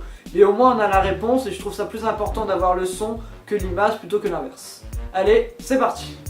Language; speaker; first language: French; native; French